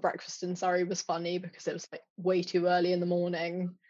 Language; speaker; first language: English; native; English